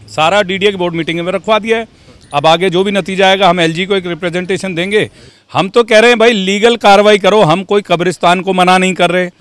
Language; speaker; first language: Hindi; native; Hindi